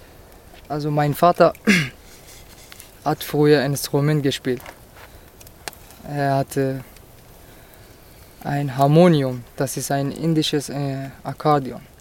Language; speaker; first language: German; non-native, fluent; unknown